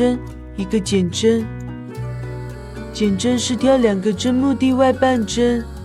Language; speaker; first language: Chinese; native; Chinese